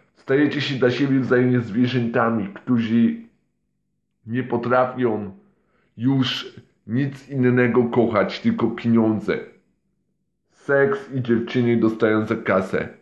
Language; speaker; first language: Polish; non-native, fluent; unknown